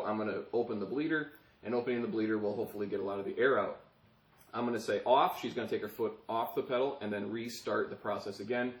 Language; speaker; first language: English; native; English